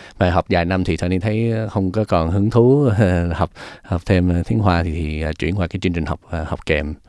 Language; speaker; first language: Vietnamese; early bilingual, heritage; Vietnamese